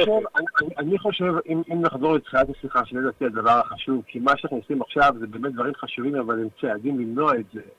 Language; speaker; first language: Hebrew; native; Hebrew